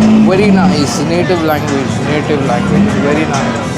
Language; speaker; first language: English; non-native, local second language; Telugu